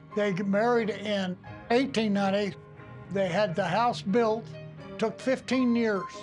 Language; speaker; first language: English; native; English